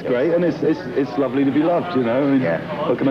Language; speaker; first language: English; native; English